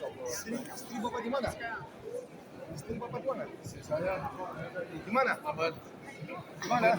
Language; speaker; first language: Indonesian; non-native, learner; Turkish